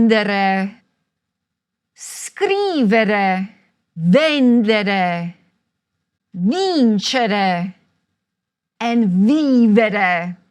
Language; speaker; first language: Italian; non-native, fluent; English